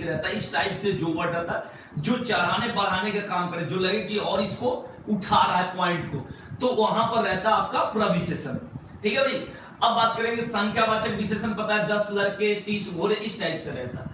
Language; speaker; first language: Hindi; native; Hindi